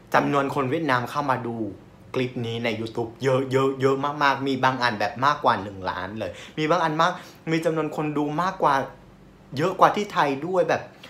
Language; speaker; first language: Thai; non-native, fluent; Vietnamese